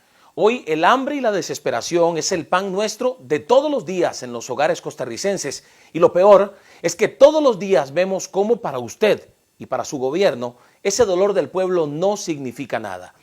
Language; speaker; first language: Spanish; native; Spanish